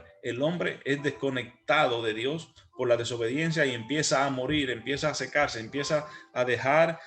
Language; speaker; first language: Spanish; native; Spanish